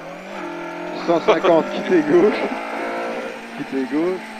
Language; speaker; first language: French; native; French